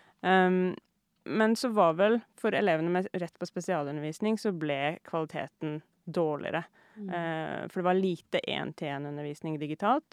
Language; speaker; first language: Norwegian; native; Norwegian